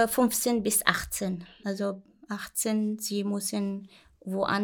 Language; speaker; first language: German; non-native, learner; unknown